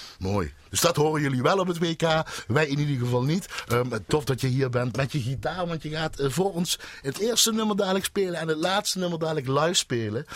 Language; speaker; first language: Dutch; native; Dutch